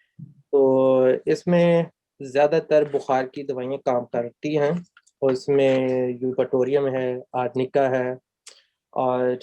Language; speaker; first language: Urdu; native; Urdu